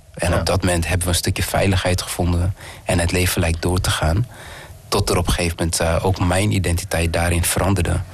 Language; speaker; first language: Dutch; early bilingual, other home language; Kinyarwanda